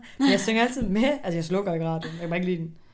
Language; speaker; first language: Danish; native; Danish